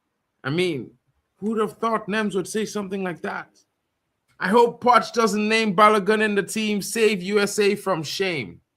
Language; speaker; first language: English; native; English